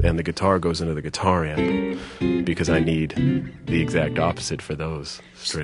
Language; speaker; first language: English; native; English